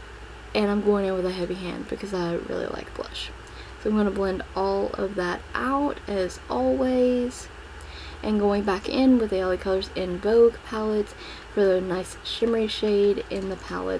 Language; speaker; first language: English; native; English